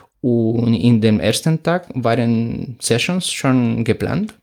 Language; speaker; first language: German; non-native, fluent; Spanish